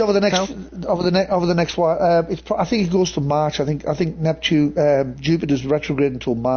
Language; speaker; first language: English; native; English